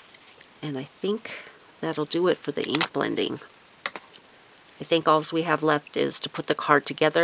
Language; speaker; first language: English; native; English